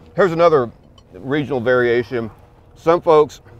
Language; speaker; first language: English; native; English